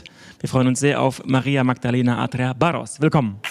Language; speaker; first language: German; native; German